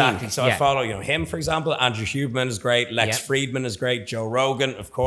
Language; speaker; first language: English; native; English